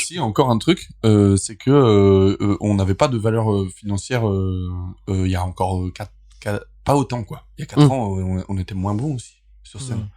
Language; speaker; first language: French; native; French